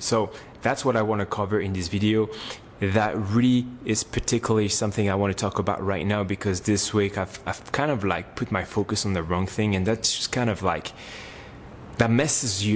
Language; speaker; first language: English; non-native, fluent; French